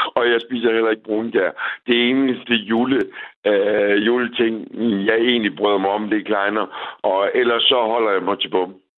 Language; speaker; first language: Danish; native; Danish